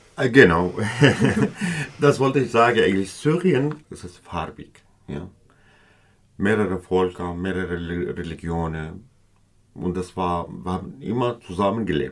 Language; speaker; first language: German; non-native, learner; Kurdish